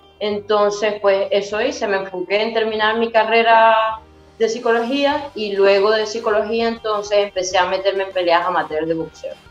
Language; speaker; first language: Spanish; native; Spanish